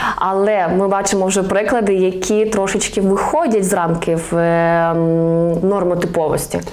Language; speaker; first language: Ukrainian; native; Ukrainian